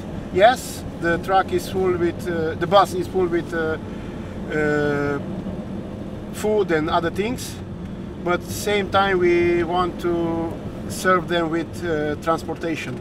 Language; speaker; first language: English; non-native, learner; Romanian